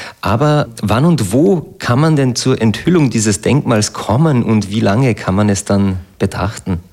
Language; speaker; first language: German; native; German